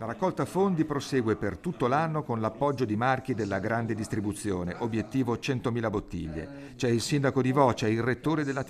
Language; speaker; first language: Italian; native; Italian